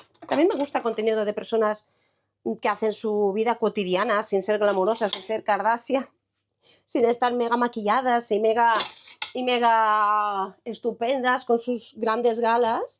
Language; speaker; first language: Spanish; native; Spanish